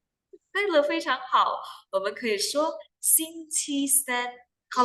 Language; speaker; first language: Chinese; non-native, fluent; Indonesian